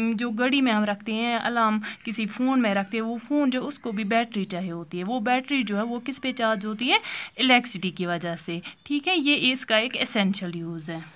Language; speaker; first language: Hindi; non-native, local second language; Kashmiri